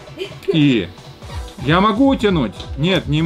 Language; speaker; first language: Russian; native; Russian